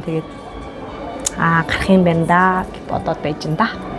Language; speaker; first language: Mongolian; native; Mongolian